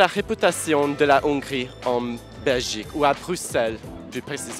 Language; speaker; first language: French; non-native, fluent; Hungarian